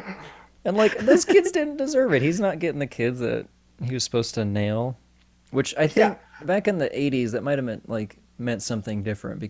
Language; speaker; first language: English; native; English